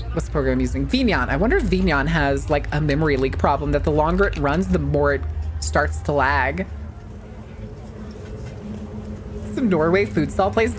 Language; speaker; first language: English; native; English